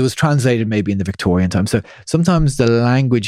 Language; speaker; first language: English; native; English